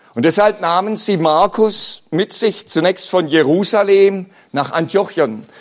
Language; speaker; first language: German; native; German